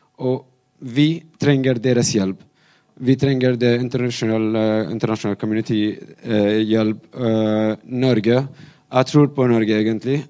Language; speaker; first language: Norwegian; non-native, fluent; Arabic